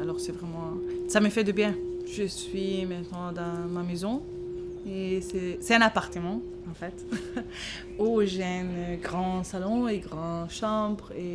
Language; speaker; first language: French; non-native, learner; Arabic